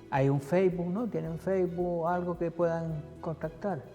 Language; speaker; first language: Spanish; native; Spanish